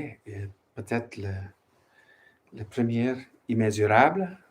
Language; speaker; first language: French; non-native, learner; English